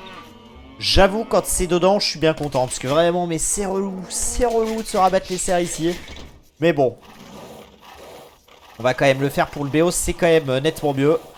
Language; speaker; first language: French; native; French